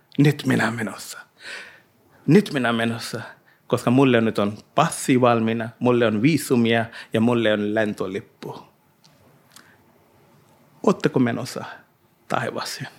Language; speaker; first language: Finnish; non-native, learner; Hindi